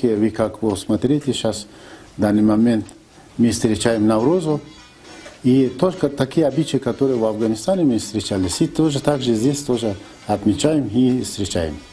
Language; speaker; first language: Russian; non-native, fluent; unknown